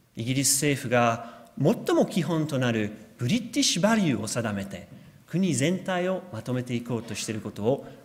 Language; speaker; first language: Japanese; non-native, fluent; English